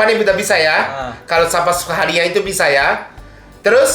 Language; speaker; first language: Indonesian; non-native, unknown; Japanese